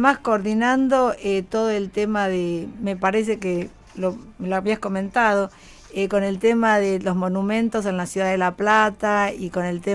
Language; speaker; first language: Spanish; native; Spanish